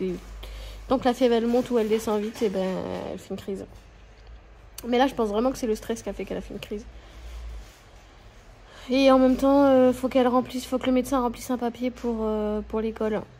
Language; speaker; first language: French; native; French